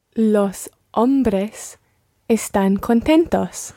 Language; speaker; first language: Spanish; non-native, learner; English